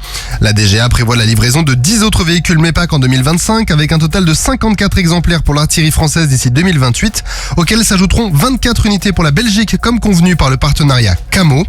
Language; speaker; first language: French; native; French